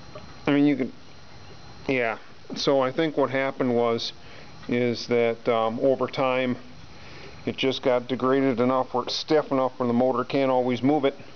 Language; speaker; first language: English; native; English